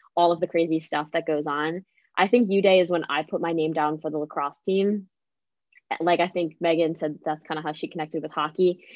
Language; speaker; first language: English; native; English